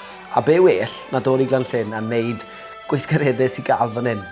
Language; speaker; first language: Welsh; native; Welsh